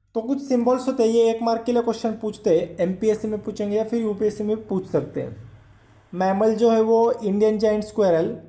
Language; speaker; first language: Hindi; non-native, local second language; Marathi